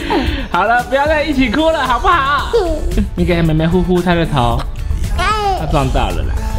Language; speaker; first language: Chinese; native; Chinese